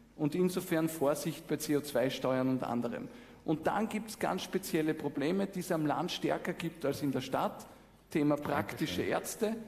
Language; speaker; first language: German; native; German